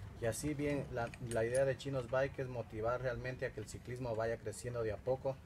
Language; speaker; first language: Spanish; native; Spanish